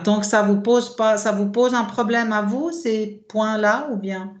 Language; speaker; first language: French; native; French